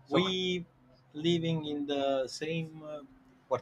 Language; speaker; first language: English; non-native, learner; Italian